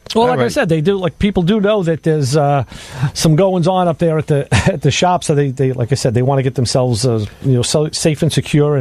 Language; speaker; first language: English; native; English